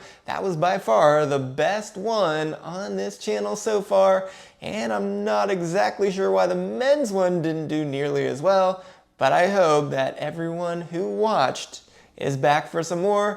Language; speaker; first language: English; native; English